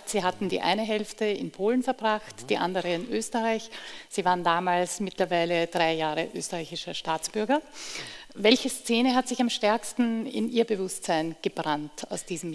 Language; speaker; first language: German; native; German